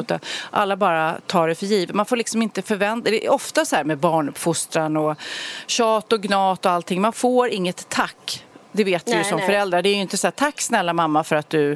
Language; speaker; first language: Swedish; native; Swedish